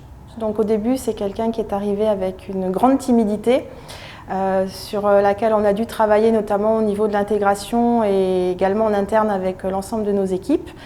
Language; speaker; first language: French; native; French